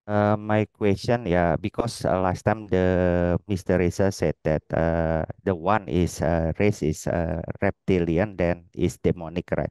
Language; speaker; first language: English; non-native, learner; Indonesian